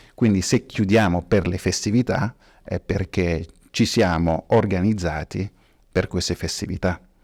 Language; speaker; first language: Italian; early bilingual, other home language; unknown